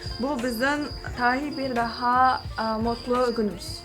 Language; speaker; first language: Turkish; non-native, learner; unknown